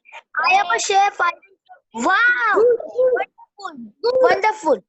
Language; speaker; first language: English; non-native, learner; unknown